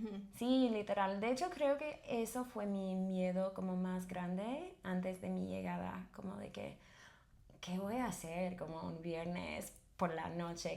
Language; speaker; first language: Spanish; non-native, fluent; English